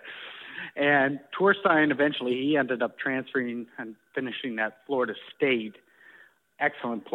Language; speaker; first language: English; native; English